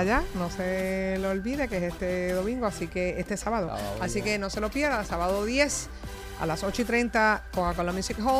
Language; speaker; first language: Spanish; native; Spanish